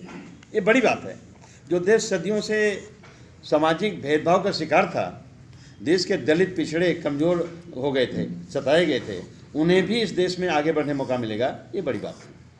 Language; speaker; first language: Hindi; native; Hindi